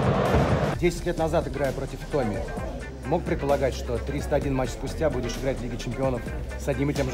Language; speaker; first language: Russian; native; Russian